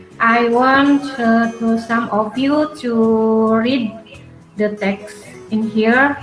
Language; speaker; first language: English; non-native, learner; Indonesian